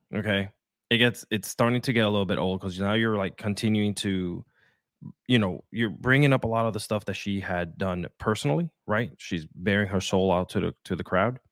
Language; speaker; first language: English; non-native, fluent; Spanish